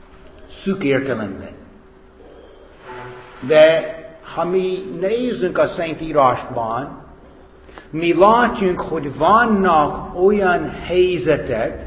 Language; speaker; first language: Hungarian; non-native, fluent; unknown